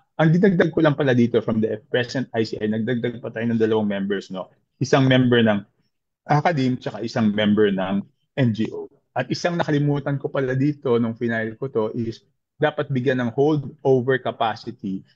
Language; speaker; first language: Filipino; native; Filipino